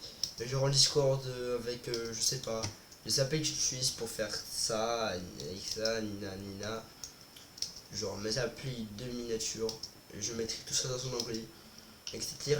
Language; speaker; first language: French; native; French